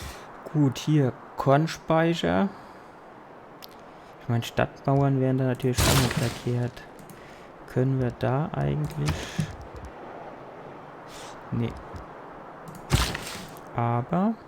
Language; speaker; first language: German; native; German